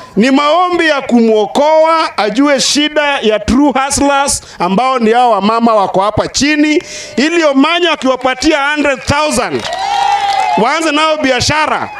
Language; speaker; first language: Swahili; non-native, local second language; Luo (Kenya and Tanzania)